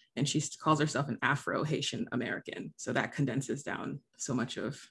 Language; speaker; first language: English; early bilingual, other home language; Haitian Creole